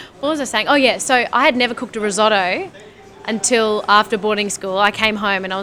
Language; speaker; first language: English; native; English